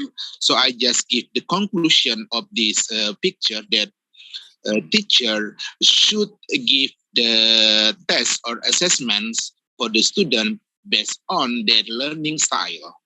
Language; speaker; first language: English; non-native, fluent; Indonesian